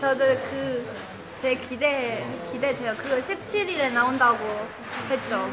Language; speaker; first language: Korean; non-native, fluent; Chinese